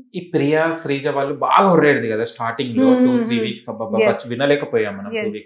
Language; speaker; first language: Telugu; native; Telugu